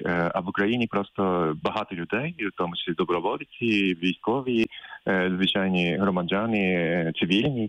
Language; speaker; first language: Ukrainian; non-native, fluent; Japanese